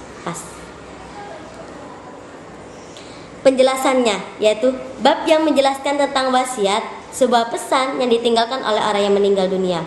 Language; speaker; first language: Indonesian; native; Indonesian